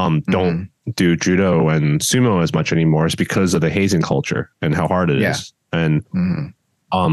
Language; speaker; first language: English; non-native, local second language; Cantonese